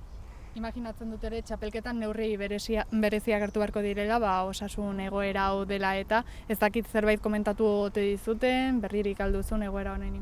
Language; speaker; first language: Basque; native; Basque